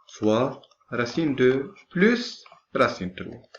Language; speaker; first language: French; non-native, local second language; Arabic